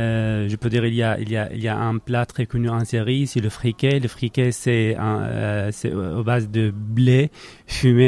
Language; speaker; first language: French; non-native, learner; Arabic